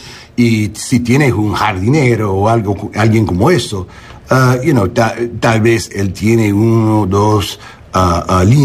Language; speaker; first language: Spanish; early bilingual, heritage; English